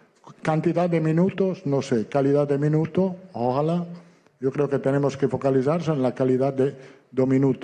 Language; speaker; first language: Portuguese; non-native, fluent; Italian